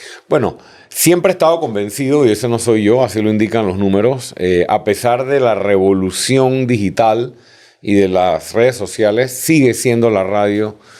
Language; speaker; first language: Spanish; native; Spanish